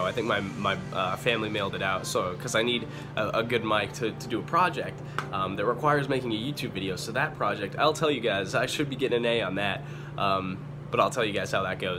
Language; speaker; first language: English; native; English